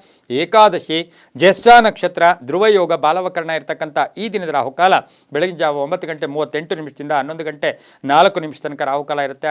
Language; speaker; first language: Kannada; native; Kannada